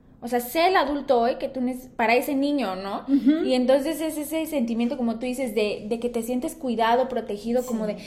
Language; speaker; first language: Spanish; native; Spanish